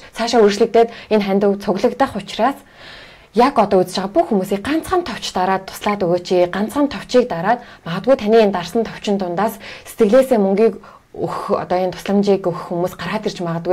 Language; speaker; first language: Mongolian; native; Mongolian